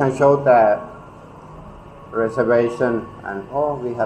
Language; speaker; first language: English; non-native, learner; Finnish